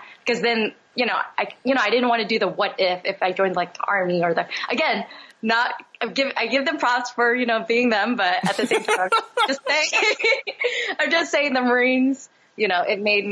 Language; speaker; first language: English; native; English